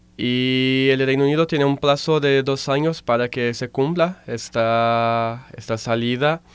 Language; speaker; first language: Spanish; non-native, fluent; Portuguese